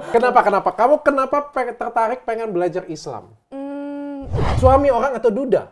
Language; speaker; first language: Indonesian; native; Indonesian